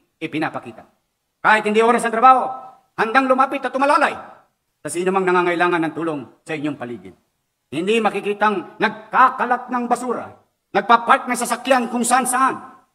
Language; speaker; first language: Filipino; native; Filipino